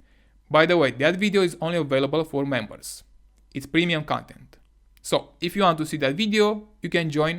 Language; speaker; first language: English; non-native, fluent; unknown